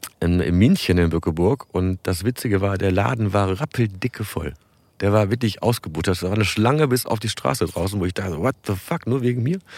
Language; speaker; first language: German; native; German